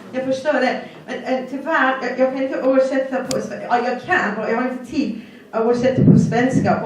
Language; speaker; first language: Swedish; non-native, fluent; Persian